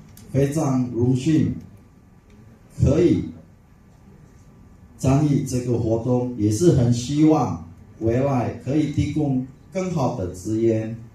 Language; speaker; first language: Chinese; non-native, fluent; Indonesian